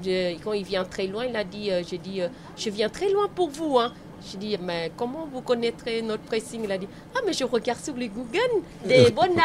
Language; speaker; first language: French; non-native, learner; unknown